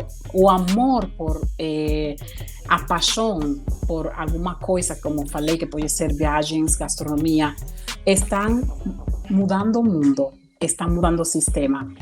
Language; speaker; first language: Portuguese; non-native, fluent; Spanish